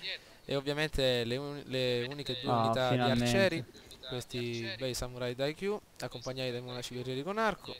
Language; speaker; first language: Italian; native; Italian